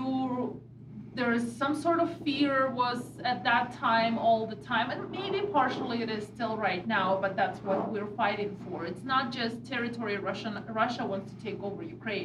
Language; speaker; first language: English; non-native, fluent; Russian